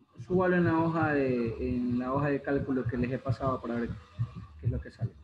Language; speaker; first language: Spanish; native; Spanish